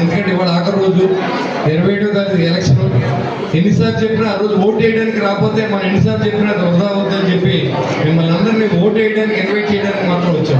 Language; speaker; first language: Telugu; native; Telugu